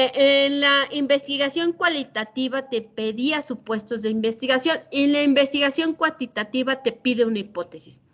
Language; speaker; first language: Spanish; native; Spanish